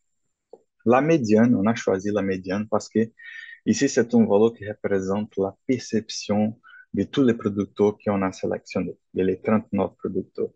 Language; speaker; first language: French; non-native, fluent; Portuguese